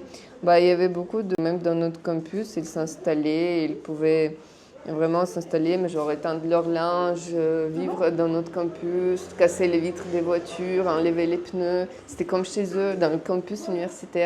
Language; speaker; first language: French; non-native, fluent; Russian